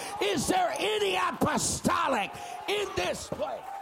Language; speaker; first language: English; native; English